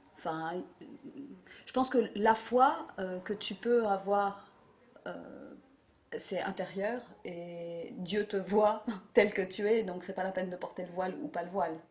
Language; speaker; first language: French; non-native, fluent; Persian